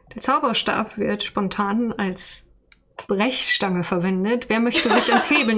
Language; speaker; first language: German; native; German